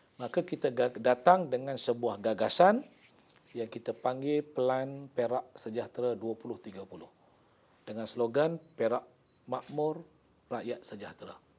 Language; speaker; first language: Malay; native; Malay